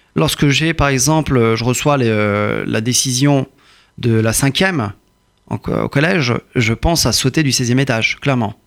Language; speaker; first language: French; early bilingual, other home language; Persian